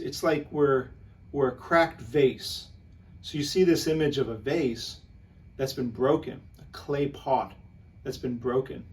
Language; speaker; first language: English; native; English